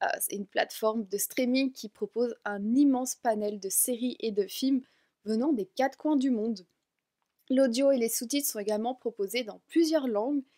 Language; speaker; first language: French; native; French